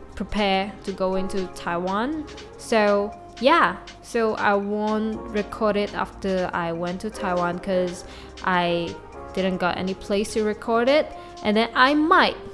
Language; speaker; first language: English; non-native, local second language; Chinese